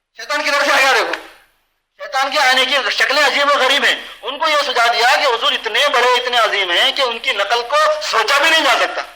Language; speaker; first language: Urdu; native; Urdu